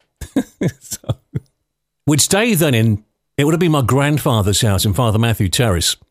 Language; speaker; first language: English; native; English